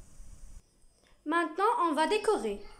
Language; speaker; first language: French; non-native, learner; Arabic